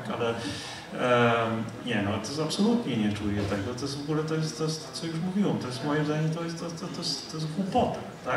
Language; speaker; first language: Polish; non-native, fluent; Dutch